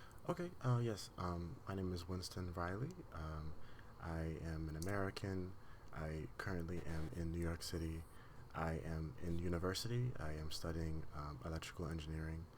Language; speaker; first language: English; non-native, learner; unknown